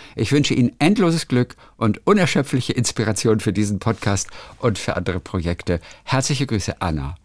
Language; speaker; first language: German; native; German